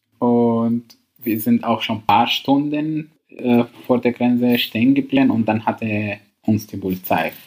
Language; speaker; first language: German; non-native, learner; Arabic